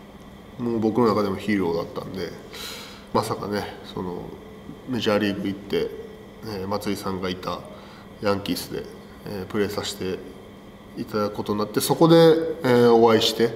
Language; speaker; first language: Japanese; native; Japanese